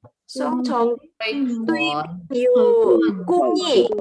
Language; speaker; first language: Chinese; non-native, learner; Indonesian